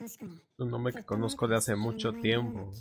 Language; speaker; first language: Spanish; native; Spanish